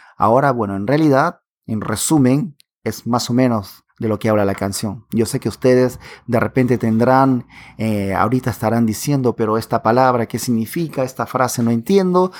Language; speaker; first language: Spanish; native; Spanish